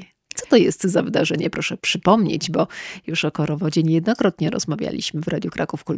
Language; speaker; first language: Polish; native; Polish